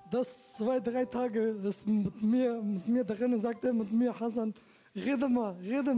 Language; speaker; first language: German; non-native, learner; Turkish